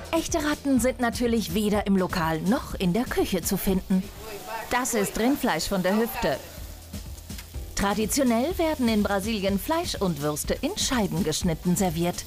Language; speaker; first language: German; native; German